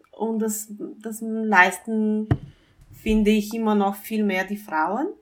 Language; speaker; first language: German; non-native, fluent; Bulgarian